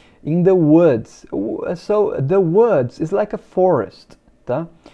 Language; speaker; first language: English; non-native, fluent; Portuguese